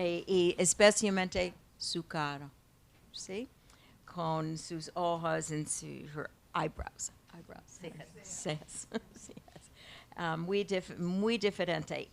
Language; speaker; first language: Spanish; non-native, learner; English